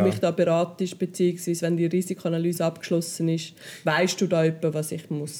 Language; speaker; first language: German; native; German